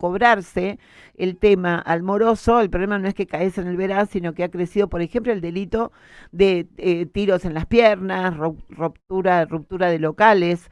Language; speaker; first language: Spanish; native; Spanish